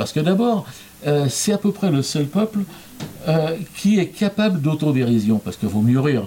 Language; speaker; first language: French; native; French